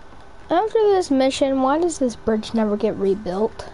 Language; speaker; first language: English; native; English